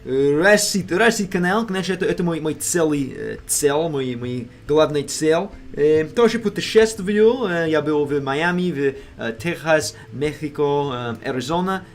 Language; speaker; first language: Russian; non-native, learner; English